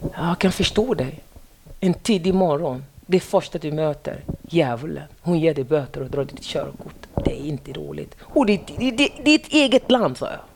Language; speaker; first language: Swedish; non-native, fluent; French